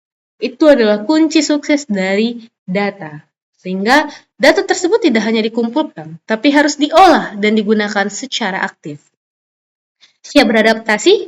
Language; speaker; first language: Indonesian; native; Indonesian